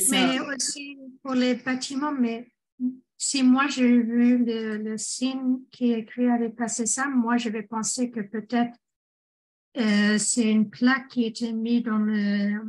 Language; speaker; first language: French; non-native, fluent; English